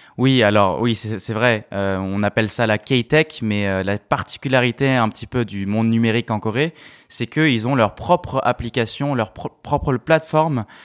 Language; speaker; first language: French; non-native, fluent; Korean